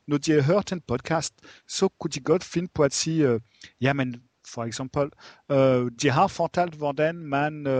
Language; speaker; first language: Danish; non-native, fluent; French